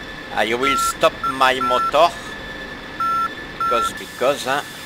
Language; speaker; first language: English; non-native, learner; French